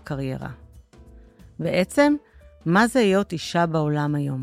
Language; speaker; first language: Hebrew; native; Hebrew